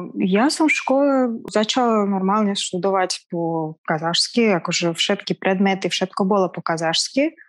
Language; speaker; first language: Slovak; non-native, fluent; Kazakh